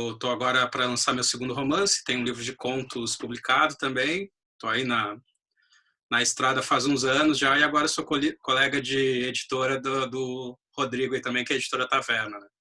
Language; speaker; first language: Portuguese; native; Portuguese